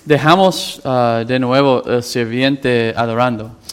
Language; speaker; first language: Spanish; non-native, fluent; English